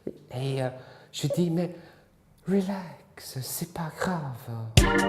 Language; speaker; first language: French; non-native, fluent; English